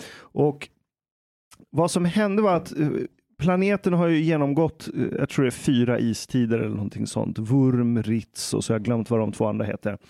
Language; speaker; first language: Swedish; early bilingual, other home language; Persian